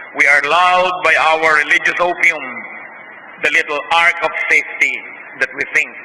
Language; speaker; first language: English; non-native, local second language; Filipino